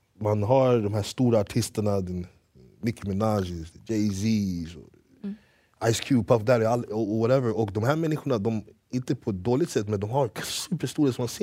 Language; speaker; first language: Swedish; early bilingual, other home language; English